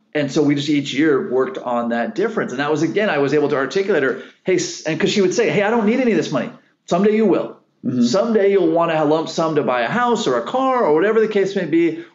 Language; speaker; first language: English; native; English